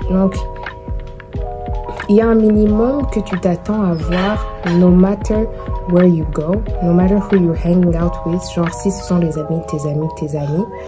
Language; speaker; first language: French; non-native, local second language; Rundi